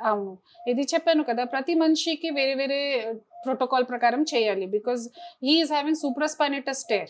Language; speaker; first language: Telugu; non-native, learner; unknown